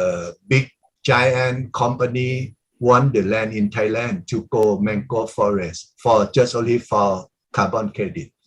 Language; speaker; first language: English; non-native, learner; Thai